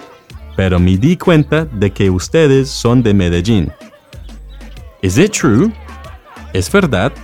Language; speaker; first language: Spanish; non-native, fluent; English